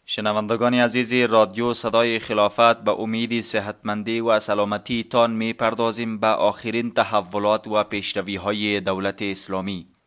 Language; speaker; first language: Persian; native; Persian